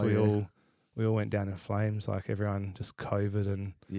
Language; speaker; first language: English; native; English